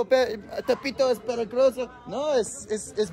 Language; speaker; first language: Spanish; non-native, learner; English